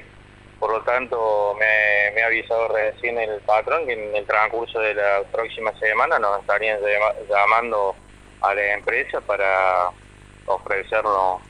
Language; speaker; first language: Spanish; native; Spanish